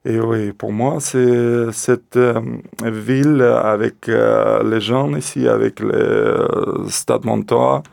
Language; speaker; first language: French; non-native, learner; Russian